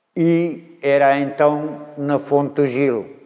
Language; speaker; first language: Portuguese; native; Portuguese